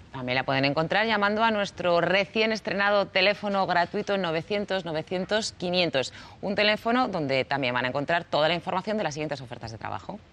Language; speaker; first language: Spanish; native; Spanish